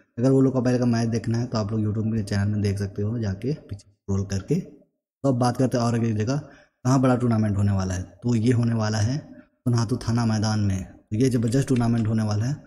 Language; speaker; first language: Hindi; native; Hindi